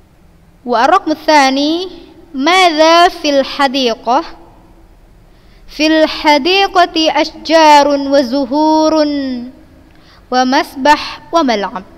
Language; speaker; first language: Arabic; non-native, fluent; Indonesian